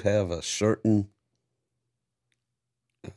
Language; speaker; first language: English; native; English